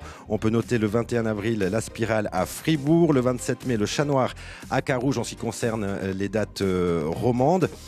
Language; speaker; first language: French; native; French